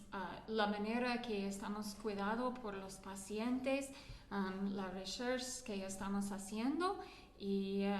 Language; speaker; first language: Spanish; non-native, learner; English